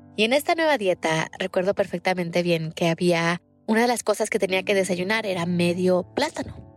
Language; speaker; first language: Spanish; early bilingual, heritage; Spanish